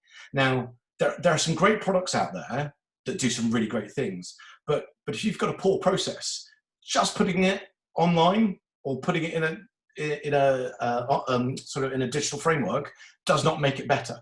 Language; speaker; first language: English; native; English